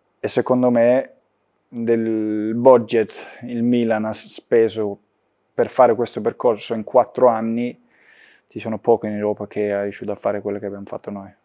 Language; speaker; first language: Italian; non-native, fluent; Danish